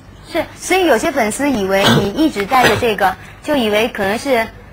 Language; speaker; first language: Chinese; native; Chinese